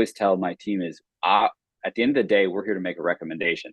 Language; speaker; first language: English; native; English